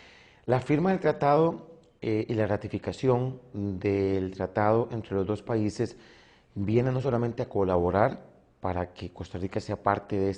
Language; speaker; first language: Spanish; native; Spanish